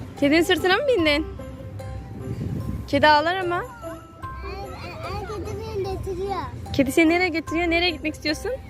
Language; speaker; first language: Turkish; native; Turkish